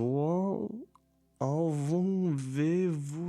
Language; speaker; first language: Portuguese; non-native, learner; German